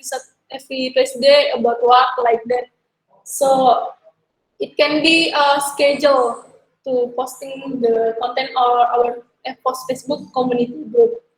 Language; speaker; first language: English; non-native, learner; Indonesian